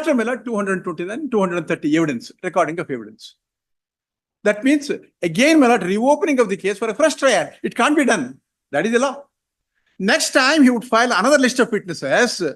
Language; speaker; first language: English; non-native, local second language; Kannada